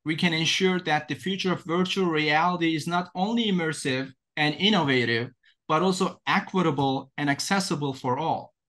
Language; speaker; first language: English; non-native, fluent; Turkish